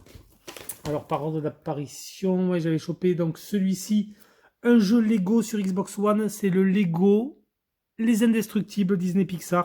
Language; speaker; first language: French; native; French